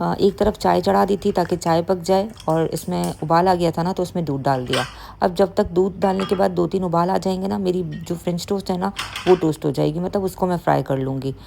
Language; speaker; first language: Urdu; native; Urdu